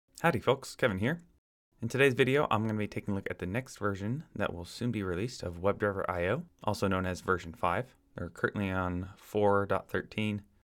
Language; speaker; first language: English; native; English